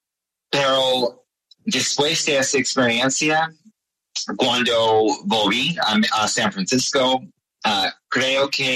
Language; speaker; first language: Spanish; non-native, learner; English